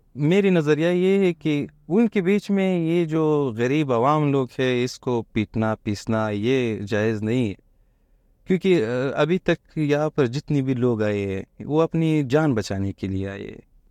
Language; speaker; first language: Urdu; non-native, fluent; Pashto